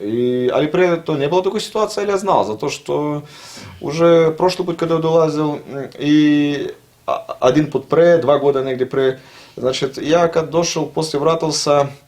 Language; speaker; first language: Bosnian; non-native, learner; Russian